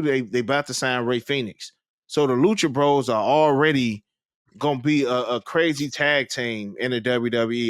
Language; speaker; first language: English; native; English